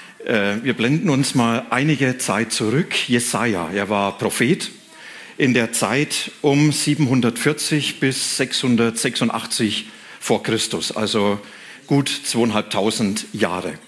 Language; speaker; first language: German; native; German